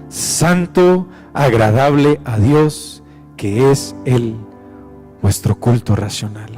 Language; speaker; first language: Spanish; native; Spanish